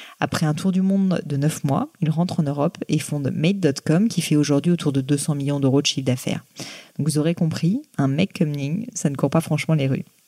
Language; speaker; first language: French; native; French